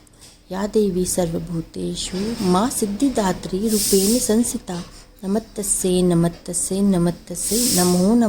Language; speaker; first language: Hindi; native; Hindi